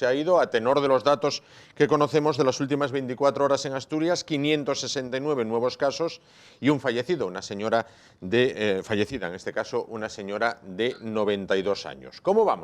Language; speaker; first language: Spanish; native; Spanish